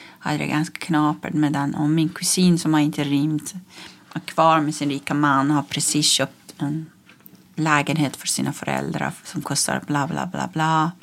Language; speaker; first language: Swedish; non-native, fluent; Persian